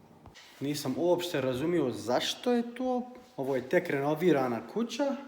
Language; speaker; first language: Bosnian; early bilingual, heritage; Croatian